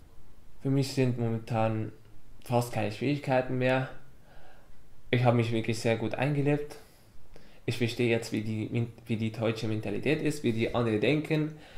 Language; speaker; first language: German; non-native, fluent; Arabic